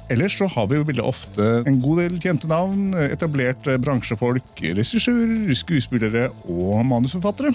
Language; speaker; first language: Norwegian; native; Norwegian